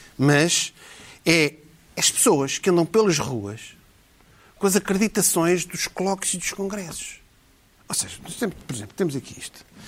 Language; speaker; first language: Portuguese; native; Portuguese